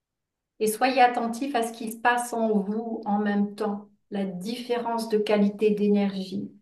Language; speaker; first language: French; native; French